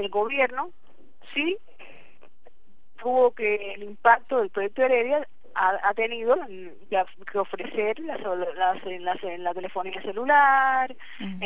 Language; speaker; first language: Spanish; native; Spanish